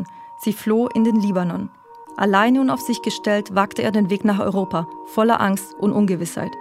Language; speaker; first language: German; native; German